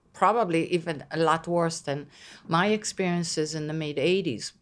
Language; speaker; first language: English; non-native, fluent; Hebrew